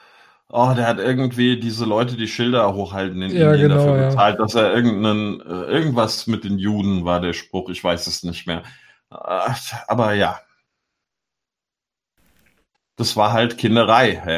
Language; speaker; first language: German; native; German